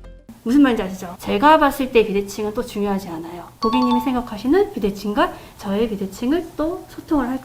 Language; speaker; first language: Korean; native; Korean